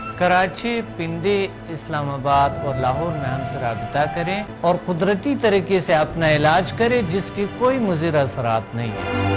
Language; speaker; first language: Urdu; non-native, local second language; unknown